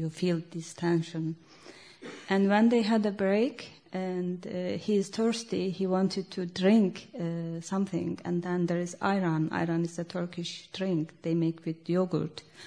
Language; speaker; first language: English; non-native, learner; Kurdish